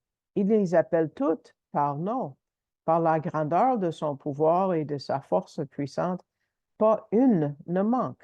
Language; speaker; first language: French; native; French